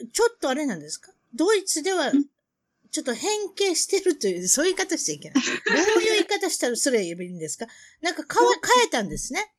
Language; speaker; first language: Japanese; native; Japanese